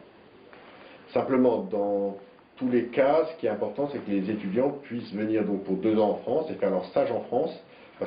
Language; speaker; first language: French; native; French